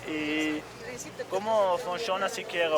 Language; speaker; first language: Spanish; non-native, learner; English